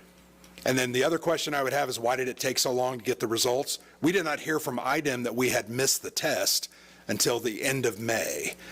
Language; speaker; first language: English; native; English